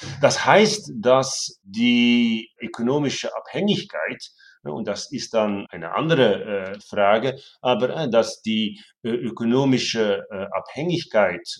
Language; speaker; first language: German; non-native, fluent; Dutch